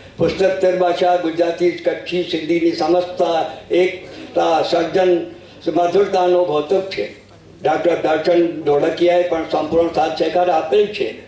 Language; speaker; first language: Gujarati; non-native, local second language; Sindhi